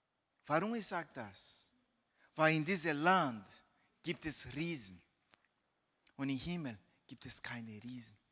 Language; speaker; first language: German; non-native, fluent; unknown